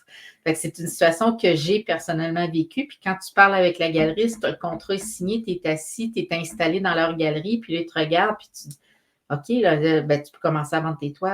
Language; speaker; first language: French; native; French